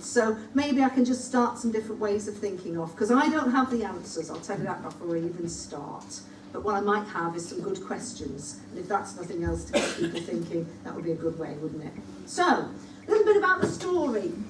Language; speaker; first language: English; native; English